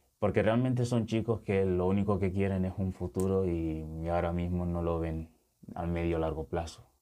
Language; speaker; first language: Spanish; early bilingual, other home language; Wolof